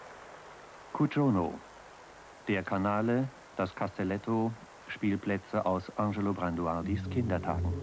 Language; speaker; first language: German; native; German